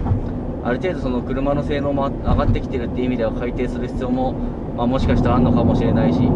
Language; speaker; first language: Japanese; native; Japanese